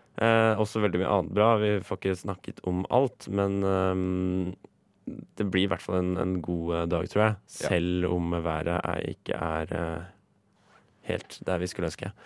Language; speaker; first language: Norwegian; native; Norwegian